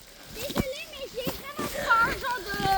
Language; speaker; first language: French; native; French